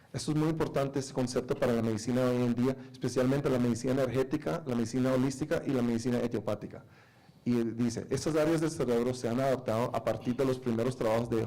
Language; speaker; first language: Spanish; native; Spanish